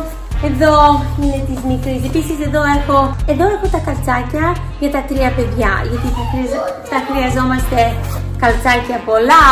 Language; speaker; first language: Greek; early bilingual, heritage; English